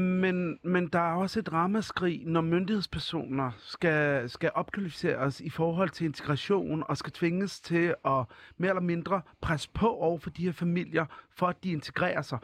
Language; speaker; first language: Danish; early bilingual, other home language; Arabic